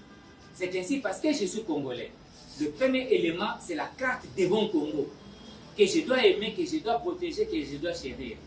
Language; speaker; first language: French; non-native, local second language; Lingala